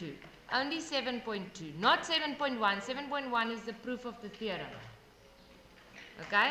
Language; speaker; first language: English; non-native, local second language; Afrikaans